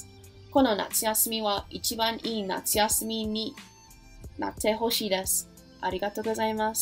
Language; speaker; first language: Japanese; non-native, learner; English